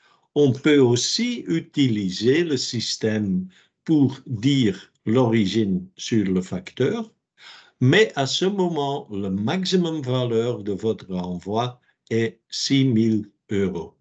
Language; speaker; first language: French; non-native, local second language; Dutch